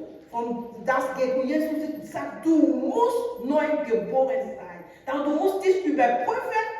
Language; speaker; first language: German; non-native, learner; French